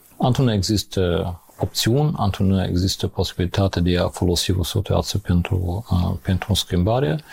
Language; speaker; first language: Romanian; non-native, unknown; German